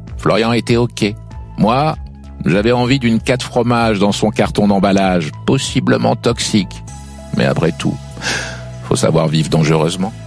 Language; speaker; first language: French; native; French